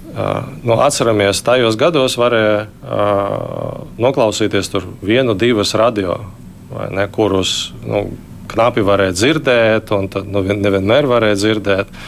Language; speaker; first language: Latvian; non-native, local second language; Russian